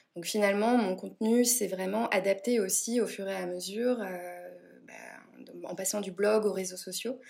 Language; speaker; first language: French; native; French